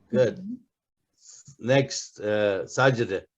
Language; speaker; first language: English; non-native, fluent; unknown